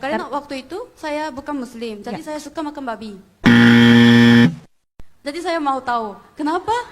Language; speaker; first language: Indonesian; non-native, learner; Korean